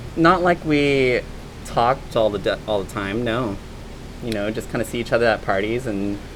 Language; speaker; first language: English; native; English